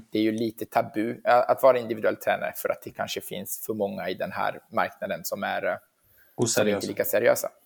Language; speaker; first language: Swedish; early bilingual, heritage; Swedish